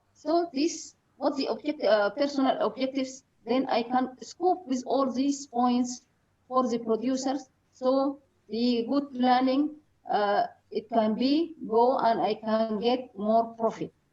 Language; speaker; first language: English; non-native, fluent; Arabic